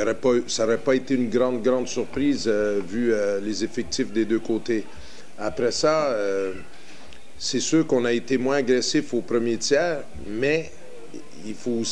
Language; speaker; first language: French; native; French